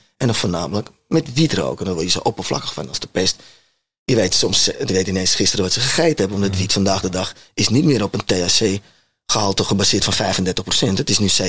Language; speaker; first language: Dutch; native; Dutch